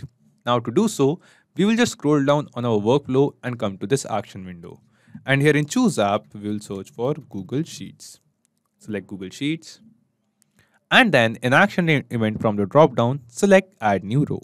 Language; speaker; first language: English; non-native, local second language; Hindi